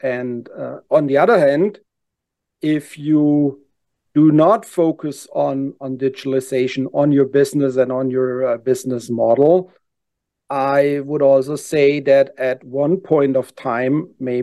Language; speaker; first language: English; non-native, fluent; German